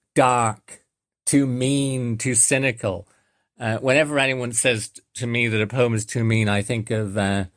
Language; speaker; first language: English; native; English